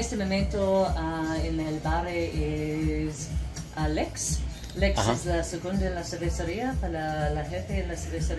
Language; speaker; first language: Spanish; non-native, learner; English